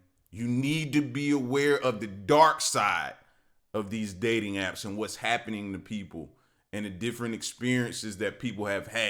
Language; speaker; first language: English; native; English